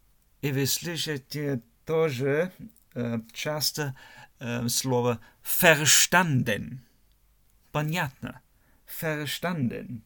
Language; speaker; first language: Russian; non-native, learner; German